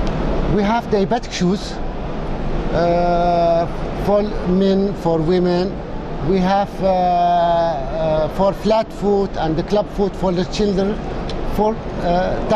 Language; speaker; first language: English; non-native, local second language; Arabic